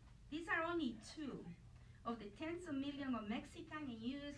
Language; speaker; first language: English; non-native, fluent; Spanish